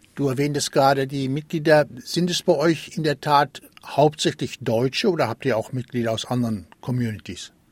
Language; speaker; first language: German; native; German